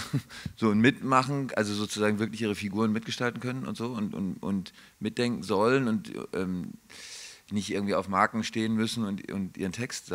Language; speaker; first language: German; native; German